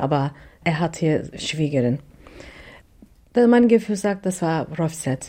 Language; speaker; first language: German; non-native, learner; Turkish